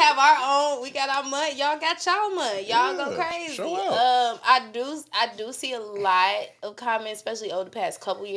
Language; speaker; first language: English; native; English